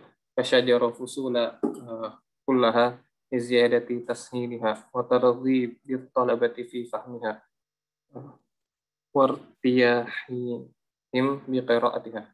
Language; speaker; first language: Arabic; non-native, learner; Indonesian